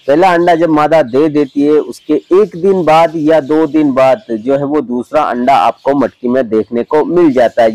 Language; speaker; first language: Hindi; native; Hindi